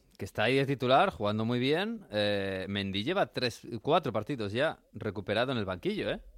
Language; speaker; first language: Spanish; native; Spanish